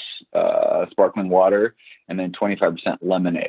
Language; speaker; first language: English; native; English